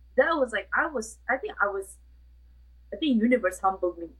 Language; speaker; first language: English; non-native, local second language; Malay